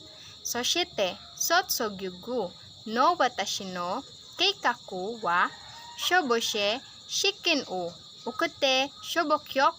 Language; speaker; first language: Japanese; non-native, learner; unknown